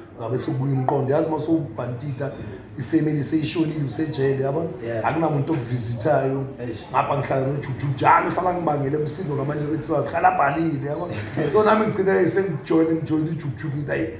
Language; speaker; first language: Zulu; native; Zulu